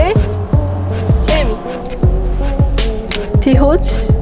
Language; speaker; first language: Russian; non-native, learner; Japanese